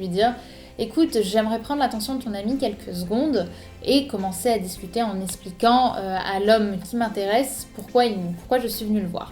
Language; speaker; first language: French; native; French